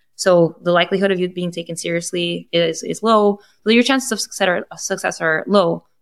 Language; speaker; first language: English; non-native, fluent; Portuguese